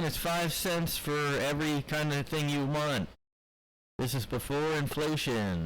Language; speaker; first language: English; native; English